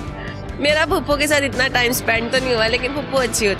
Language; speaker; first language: Hindi; non-native, local second language; Punjabi